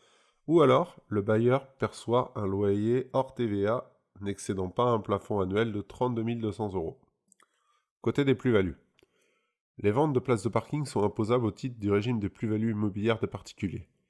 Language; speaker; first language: French; native; French